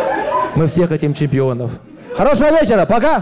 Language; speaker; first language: Russian; native; Russian